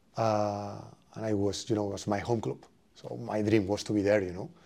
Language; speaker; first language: English; non-native, fluent; Spanish